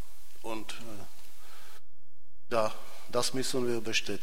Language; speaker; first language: German; non-native, fluent; Czech